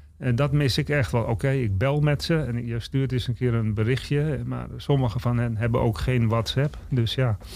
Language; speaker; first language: Dutch; native; Dutch